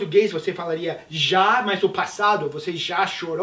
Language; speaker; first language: Portuguese; non-native, fluent; English